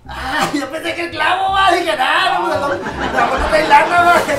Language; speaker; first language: Spanish; native; Spanish